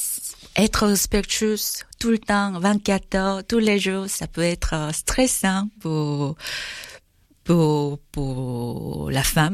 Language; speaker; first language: French; non-native, fluent; Korean